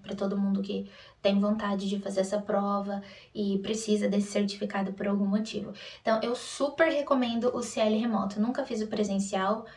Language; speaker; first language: Portuguese; native; Portuguese